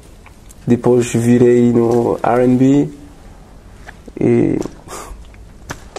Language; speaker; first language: Portuguese; non-native, learner; French